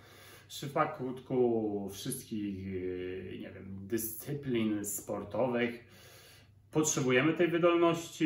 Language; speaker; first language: Polish; native; Polish